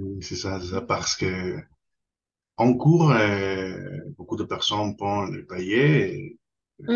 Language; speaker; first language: French; non-native, fluent; Spanish